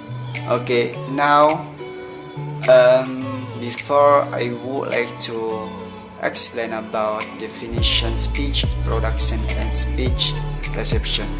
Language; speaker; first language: English; non-native, learner; Indonesian